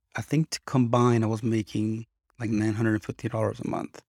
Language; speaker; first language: English; early bilingual, other home language; Spanish